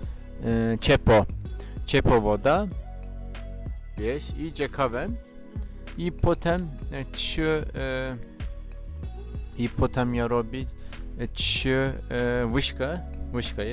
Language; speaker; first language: Polish; non-native, learner; Turkish